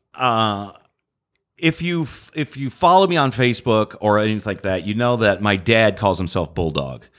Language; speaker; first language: English; native; English